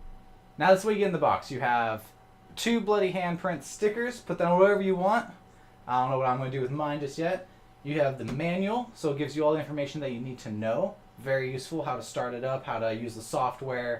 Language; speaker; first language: English; native; English